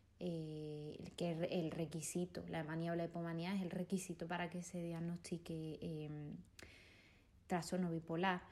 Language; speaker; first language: Spanish; native; Spanish